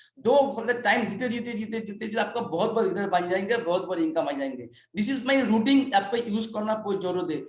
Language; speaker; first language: Hindi; non-native, local second language; Bangla